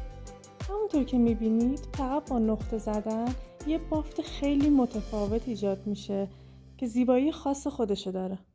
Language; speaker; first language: Persian; native; Persian